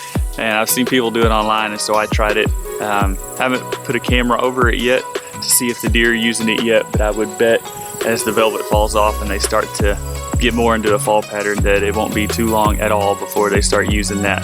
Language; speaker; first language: English; native; English